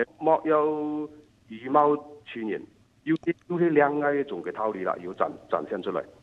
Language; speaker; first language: Cantonese; non-native, local second language; Hakka Chinese